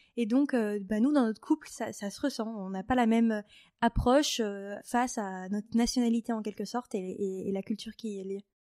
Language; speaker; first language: French; native; French